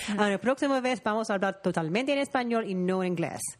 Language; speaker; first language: Spanish; non-native, learner; English